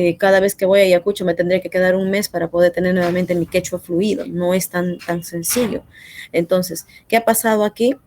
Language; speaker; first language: Spanish; non-native, local second language; Quechua